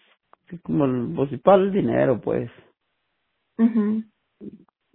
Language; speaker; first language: Spanish; native; Spanish